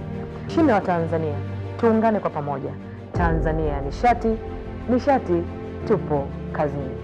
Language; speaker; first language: Swahili; native; Swahili